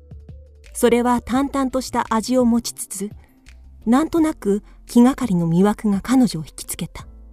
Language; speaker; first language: Japanese; native; Japanese